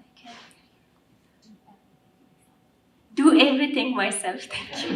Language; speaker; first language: English; non-native, learner; Persian